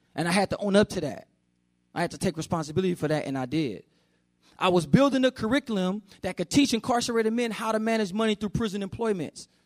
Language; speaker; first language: English; native; English